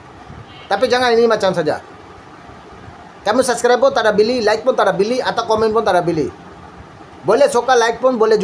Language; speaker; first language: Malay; non-native, learner; Bangla